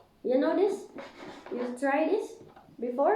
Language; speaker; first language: English; non-native, learner; Filipino